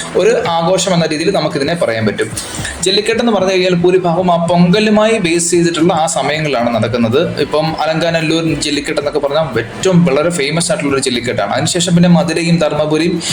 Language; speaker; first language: Malayalam; native; Malayalam